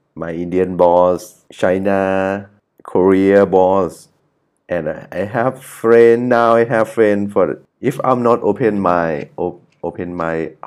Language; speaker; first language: English; non-native, learner; Thai